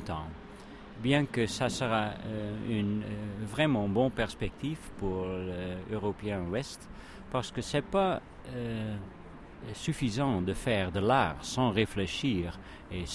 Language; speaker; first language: French; non-native, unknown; Dutch